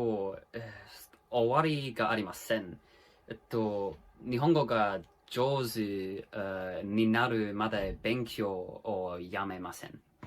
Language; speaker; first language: Japanese; non-native, learner; English